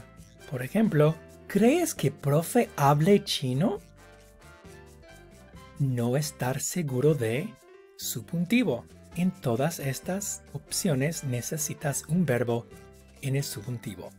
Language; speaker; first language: Spanish; non-native, fluent; English